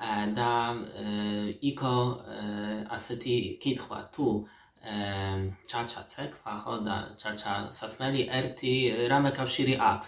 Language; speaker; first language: Georgian; non-native, learner; Polish